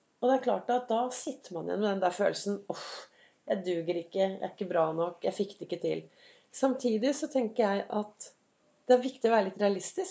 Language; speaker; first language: Norwegian; native; Norwegian